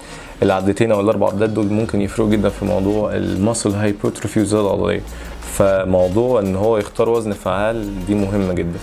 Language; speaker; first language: Arabic; native; Arabic